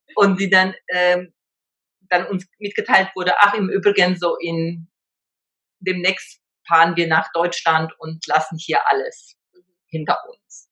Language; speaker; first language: German; early bilingual, other home language; Polish